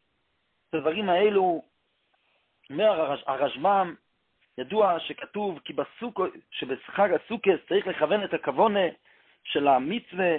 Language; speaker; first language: Hebrew; non-native, local second language; Yiddish